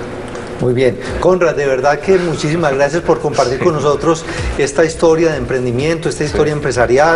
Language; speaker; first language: Spanish; native; Spanish